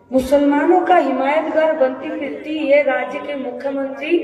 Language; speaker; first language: Hindi; non-native, local second language; Bangla